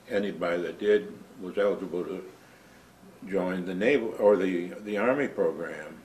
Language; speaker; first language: English; native; English